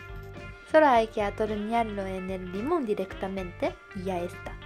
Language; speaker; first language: Spanish; non-native, fluent; Japanese